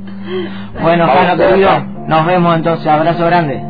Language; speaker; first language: Spanish; native; Spanish